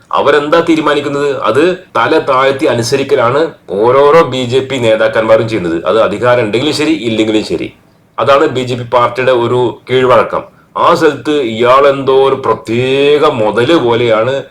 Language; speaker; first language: Malayalam; native; Malayalam